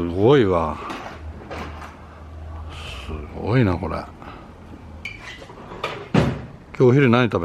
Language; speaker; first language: Japanese; native; Japanese